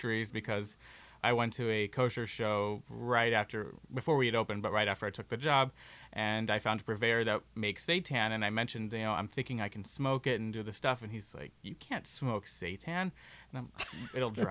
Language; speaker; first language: English; native; English